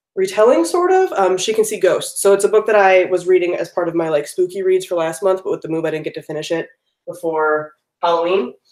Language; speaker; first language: English; native; English